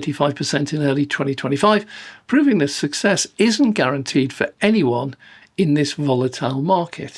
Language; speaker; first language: English; native; English